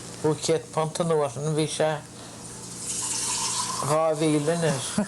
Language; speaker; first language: Irish; native; Irish